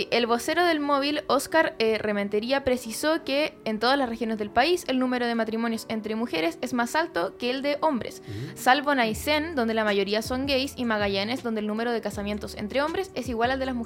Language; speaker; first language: Spanish; native; Spanish